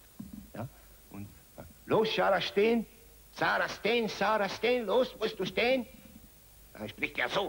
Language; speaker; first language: German; non-native, learner; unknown